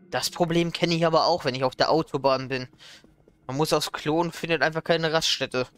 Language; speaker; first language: German; native; German